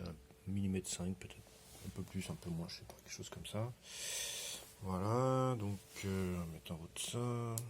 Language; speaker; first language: French; native; French